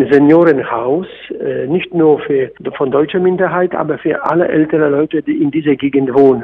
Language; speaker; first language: German; non-native, fluent; Polish